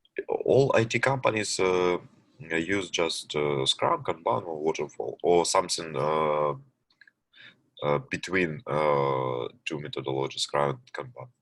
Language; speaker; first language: English; non-native, learner; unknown